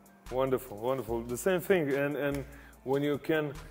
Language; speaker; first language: English; non-native, fluent; Lithuanian